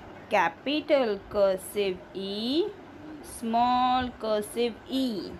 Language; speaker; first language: English; non-native, local second language; Hindi